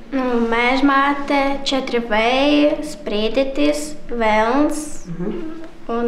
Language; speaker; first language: Latvian; non-native, local second language; Russian